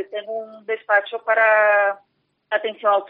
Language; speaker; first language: Spanish; non-native, fluent; Portuguese